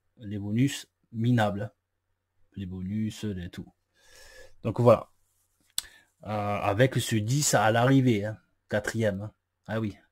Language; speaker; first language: French; native; French